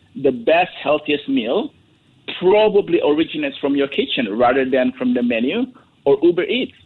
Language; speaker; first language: English; non-native, fluent; Indonesian